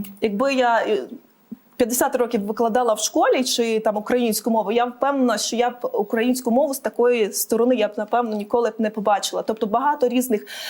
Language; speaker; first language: Ukrainian; native; Ukrainian